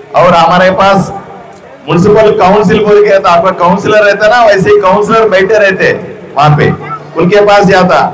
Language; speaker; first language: Hindi; non-native, local second language; Telugu